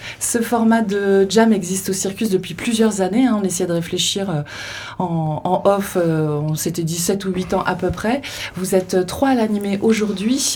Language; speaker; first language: French; native; French